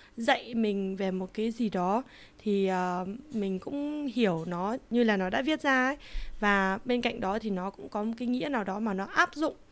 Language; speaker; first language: Vietnamese; early bilingual, heritage; Vietnamese